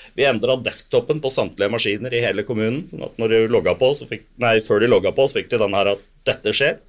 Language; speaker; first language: Norwegian; native; Norwegian